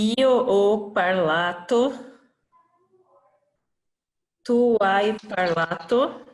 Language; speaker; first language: Italian; non-native, learner; Portuguese